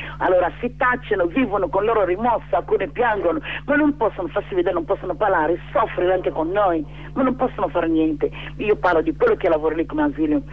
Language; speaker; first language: Italian; non-native, learner; Igbo